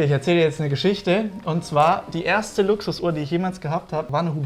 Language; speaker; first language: German; native; German